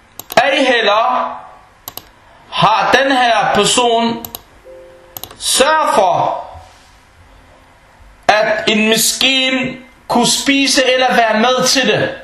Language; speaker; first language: Danish; early bilingual, other home language; Arabic